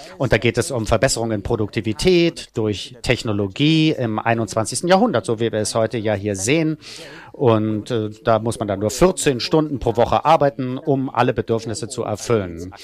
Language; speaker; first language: German; non-native, fluent; Italian